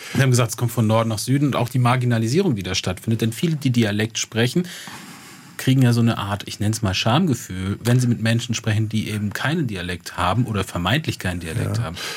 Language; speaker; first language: German; native; German